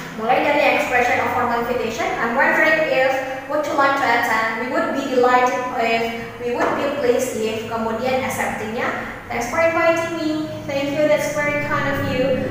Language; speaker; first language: English; non-native, fluent; Indonesian